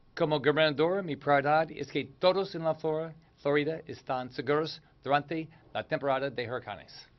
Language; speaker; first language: Spanish; non-native, learner; English